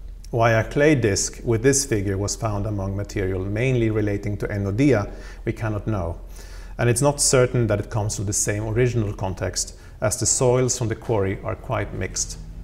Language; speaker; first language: English; non-native, fluent; Swedish